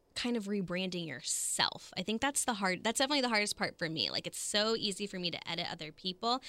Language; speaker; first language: English; native; English